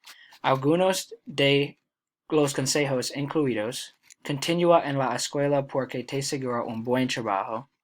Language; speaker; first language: Spanish; non-native, learner; English